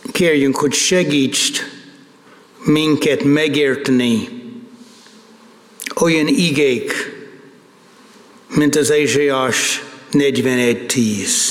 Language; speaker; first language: Hungarian; non-native, fluent; English